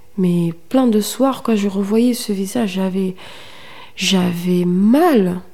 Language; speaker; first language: French; non-native, local second language; Kabyle